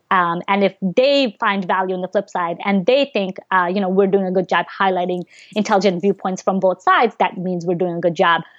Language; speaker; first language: English; early bilingual, other home language; Bangla